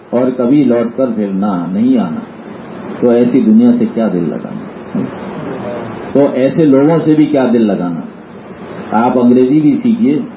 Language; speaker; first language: Urdu; native; Urdu